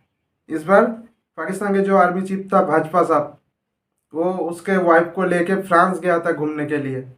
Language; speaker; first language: Hindi; non-native, local second language; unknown